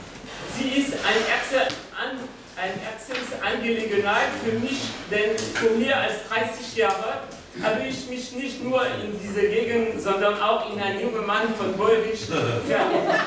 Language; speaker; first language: German; non-native, fluent; French